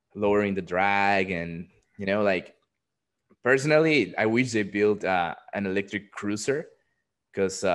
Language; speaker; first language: English; non-native, fluent; Spanish